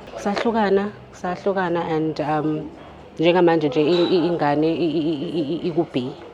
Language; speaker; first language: Zulu; native; Zulu